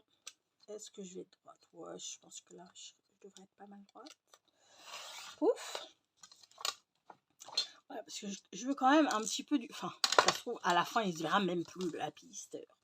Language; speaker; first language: French; native; French